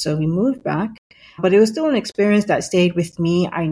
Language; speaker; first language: English; native; English